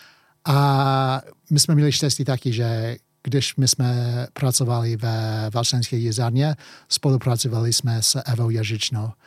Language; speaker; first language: Czech; early bilingual, heritage; English